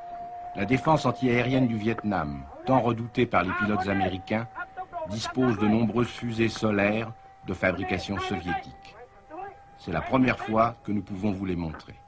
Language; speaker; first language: French; native; French